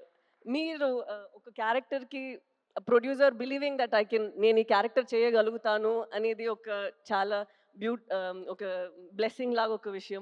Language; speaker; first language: Telugu; non-native, fluent; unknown